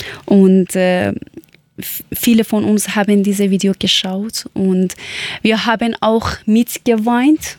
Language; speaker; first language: German; non-native, learner; Persian